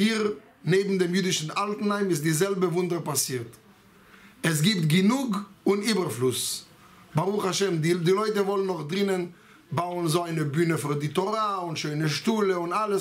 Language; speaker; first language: German; non-native, fluent; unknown